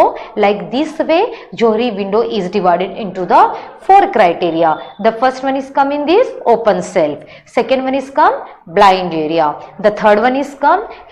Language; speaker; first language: English; non-native, local second language; Hindi